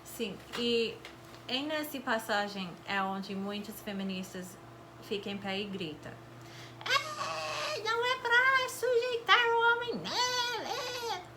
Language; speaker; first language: Portuguese; non-native, fluent; English